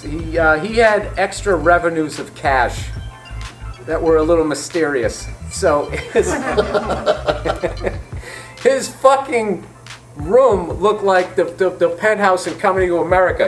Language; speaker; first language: English; native; English